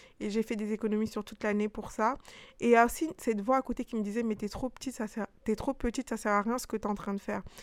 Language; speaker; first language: French; early bilingual, other home language; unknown